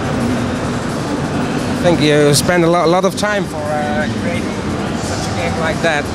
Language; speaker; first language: English; non-native, learner; German